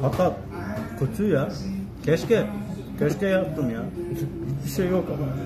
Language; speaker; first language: Turkish; non-native, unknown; Arabic